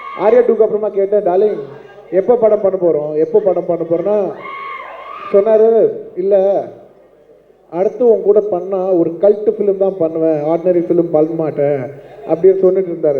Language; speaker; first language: Tamil; non-native, local second language; Telugu